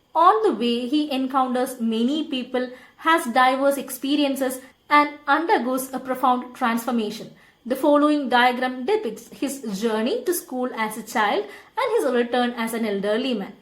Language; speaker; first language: English; non-native, local second language; Malayalam